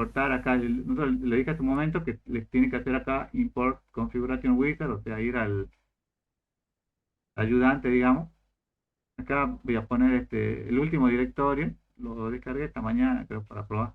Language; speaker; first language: Spanish; native; Spanish